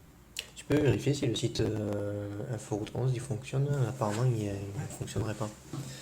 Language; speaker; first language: French; native; French